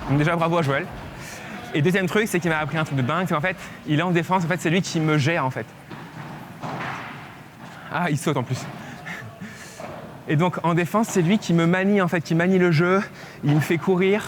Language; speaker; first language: French; native; French